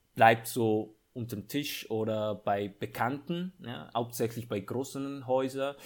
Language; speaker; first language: German; non-native, fluent; Italian